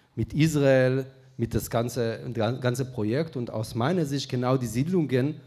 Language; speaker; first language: German; non-native, fluent; Hebrew